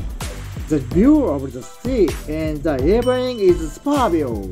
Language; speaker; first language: English; non-native, learner; Japanese